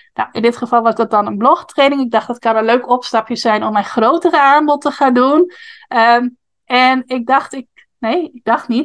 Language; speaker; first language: Dutch; native; Dutch